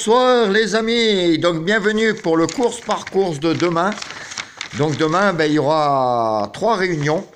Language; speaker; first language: French; native; French